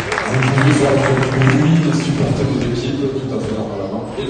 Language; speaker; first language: French; native; French